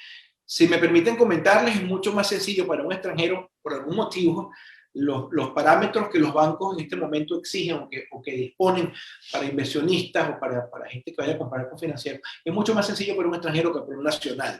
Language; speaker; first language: Spanish; native; Spanish